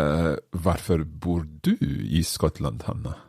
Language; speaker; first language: Swedish; non-native, learner; English